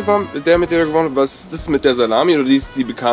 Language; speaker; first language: German; native; German